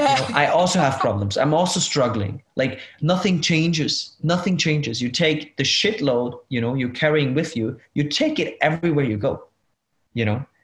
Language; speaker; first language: English; non-native, fluent; German